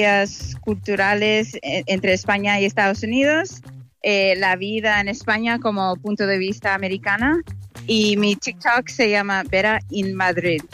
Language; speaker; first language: Spanish; non-native, fluent; English